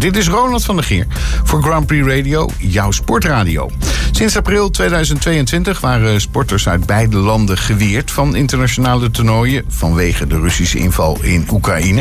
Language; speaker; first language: Dutch; native; Dutch